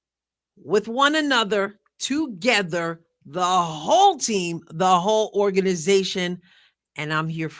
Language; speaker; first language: English; native; English